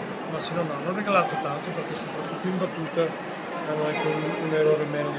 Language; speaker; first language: Italian; non-native, fluent; Bulgarian